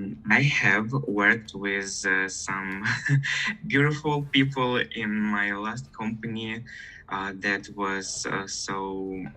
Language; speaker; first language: English; non-native, learner; Russian